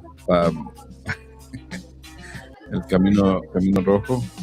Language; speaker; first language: Spanish; early bilingual, heritage; Spanish